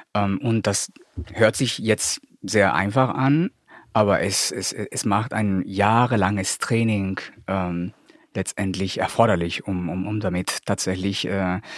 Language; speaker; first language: German; non-native, fluent; Spanish